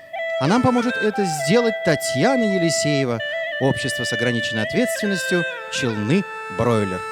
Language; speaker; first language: Russian; native; Russian